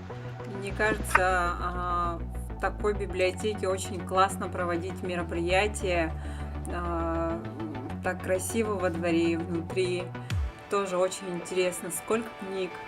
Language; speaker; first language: Russian; native; Russian